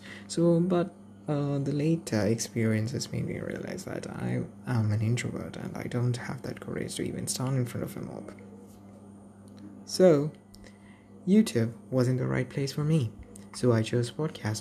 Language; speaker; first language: English; non-native, local second language; Malayalam